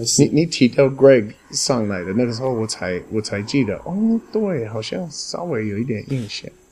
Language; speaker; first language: Chinese; non-native, fluent; English